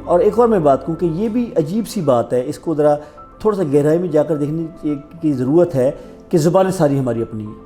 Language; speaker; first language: Urdu; native; Urdu